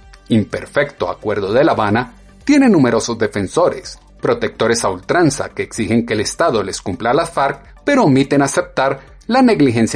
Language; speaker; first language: Spanish; native; Spanish